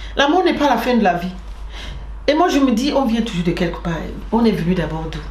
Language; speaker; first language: French; non-native, local second language; Basaa